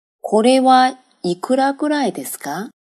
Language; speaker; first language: Japanese; non-native, fluent; Chinese